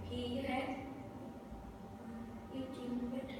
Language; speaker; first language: English; non-native, learner; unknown